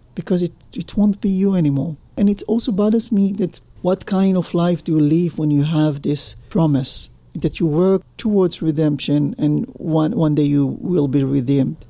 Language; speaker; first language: English; non-native, fluent; Hebrew